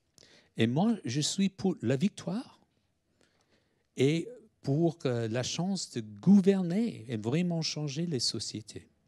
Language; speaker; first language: French; non-native, fluent; English